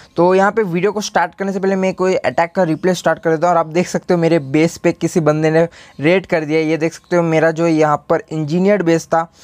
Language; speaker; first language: Hindi; native; Hindi